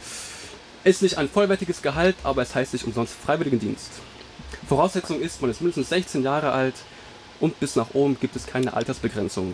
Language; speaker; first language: German; native; German